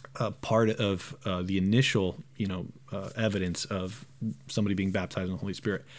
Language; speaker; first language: English; early bilingual, other home language; Romanian